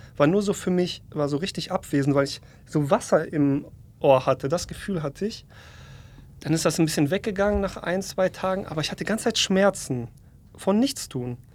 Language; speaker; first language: German; early bilingual, other home language; Polish